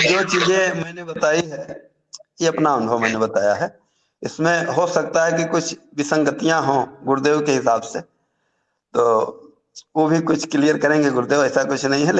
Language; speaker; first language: Hindi; native; Hindi